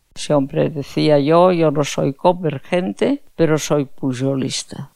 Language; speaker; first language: Spanish; non-native, local second language; Catalan